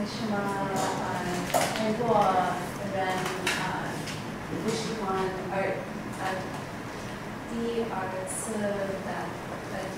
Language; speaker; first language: Chinese; non-native, learner; English